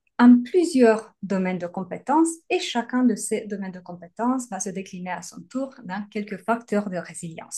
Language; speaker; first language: French; native; French